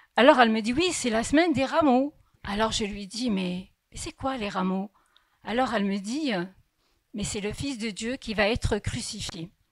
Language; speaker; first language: French; early bilingual, other home language; Kabyle